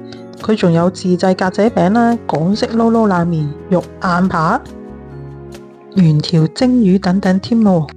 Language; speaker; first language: Chinese; native; Chinese